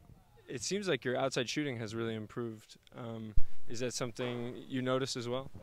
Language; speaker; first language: English; native; English